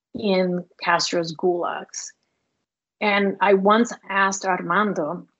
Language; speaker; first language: English; non-native, fluent; Spanish